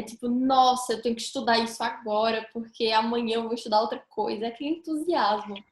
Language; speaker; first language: Portuguese; native; Portuguese